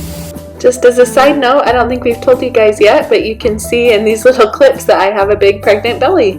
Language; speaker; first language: English; native; English